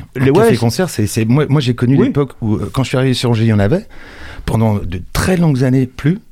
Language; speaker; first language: French; native; French